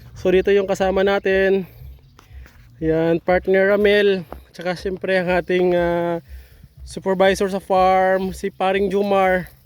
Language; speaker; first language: Filipino; non-native, local second language; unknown